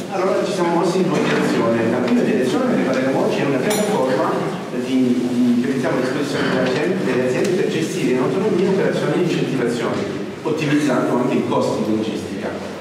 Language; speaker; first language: Italian; non-native, fluent; French